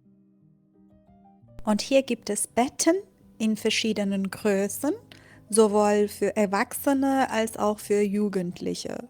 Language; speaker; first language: German; non-native, fluent; Persian